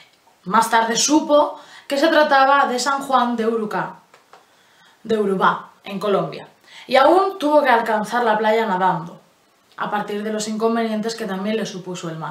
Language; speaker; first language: Spanish; native; Spanish